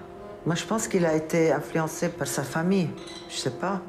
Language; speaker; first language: French; non-native, local second language; Arabic